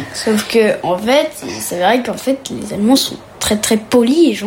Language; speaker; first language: French; early bilingual, heritage; French